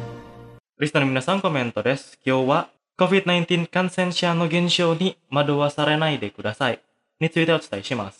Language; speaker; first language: Japanese; non-native, fluent; Indonesian